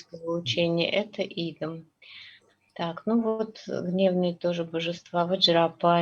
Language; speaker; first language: Russian; native; Russian